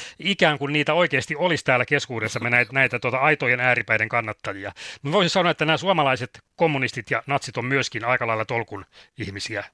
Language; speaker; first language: Finnish; native; Finnish